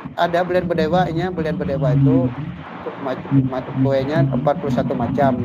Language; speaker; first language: Indonesian; native; Indonesian